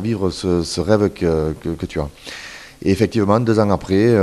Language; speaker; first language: French; native; French